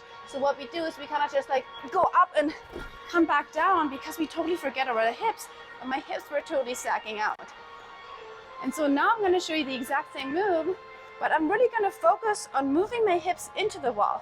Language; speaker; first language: English; native; English